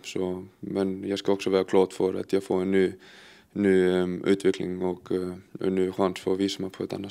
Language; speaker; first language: Swedish; non-native, fluent; Icelandic